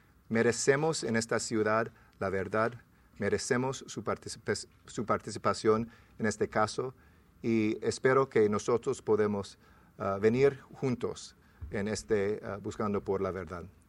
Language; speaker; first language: Spanish; non-native, learner; English